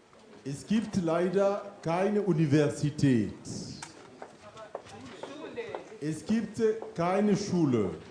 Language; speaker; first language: German; non-native, fluent; French